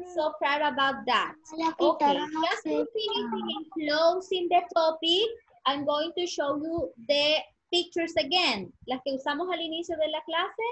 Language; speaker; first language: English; non-native, fluent; Spanish